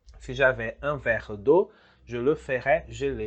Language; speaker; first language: French; non-native, fluent; Portuguese